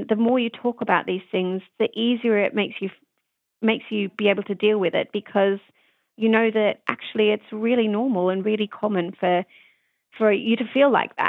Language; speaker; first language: English; native; English